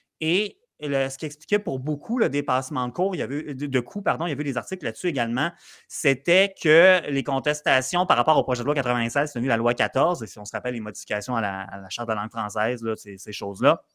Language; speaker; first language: French; native; French